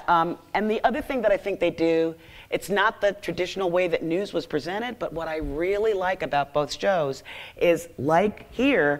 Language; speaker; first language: English; native; English